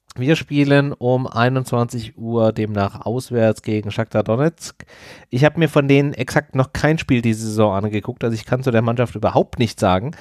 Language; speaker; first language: German; native; German